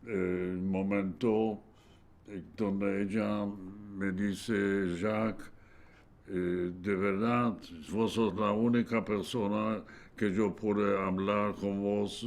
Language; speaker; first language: Spanish; non-native, fluent; Yiddish